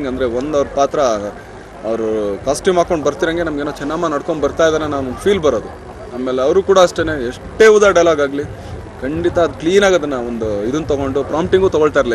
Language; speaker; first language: Kannada; native; Kannada